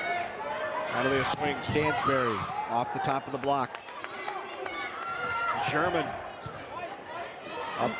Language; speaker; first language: English; native; English